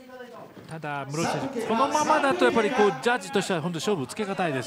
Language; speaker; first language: Japanese; native; Japanese